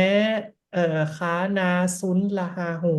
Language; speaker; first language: Hindi; non-native, learner; Thai